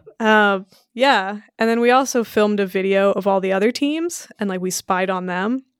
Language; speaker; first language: English; early bilingual, other home language; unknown